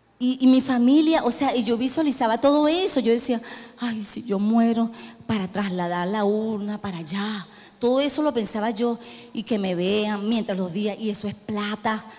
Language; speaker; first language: Spanish; native; Spanish